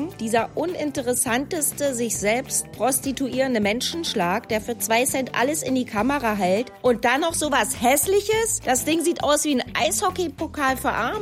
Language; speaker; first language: German; native; German